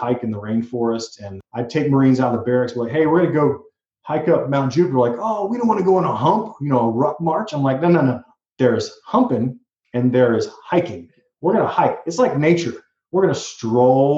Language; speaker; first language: English; native; English